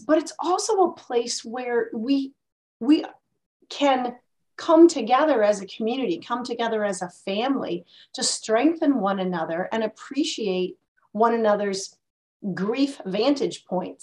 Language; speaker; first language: English; native; English